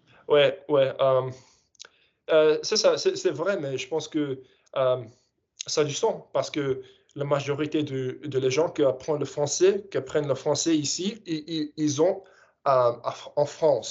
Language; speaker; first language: French; non-native, fluent; English